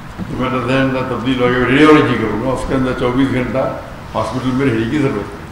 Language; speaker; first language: Urdu; non-native, local second language; Konkani